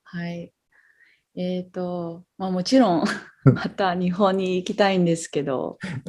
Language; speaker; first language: Japanese; non-native, fluent; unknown